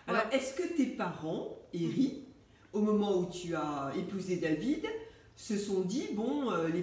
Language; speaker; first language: French; native; French